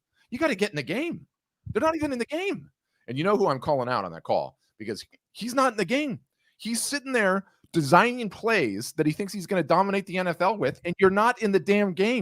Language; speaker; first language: English; native; English